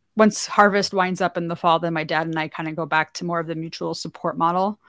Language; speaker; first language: English; native; English